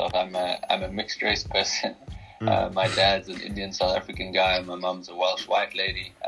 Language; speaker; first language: English; native; English